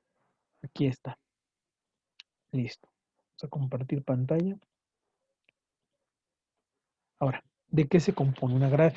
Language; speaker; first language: Spanish; native; Spanish